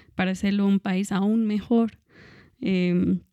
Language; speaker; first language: Spanish; non-native, fluent; English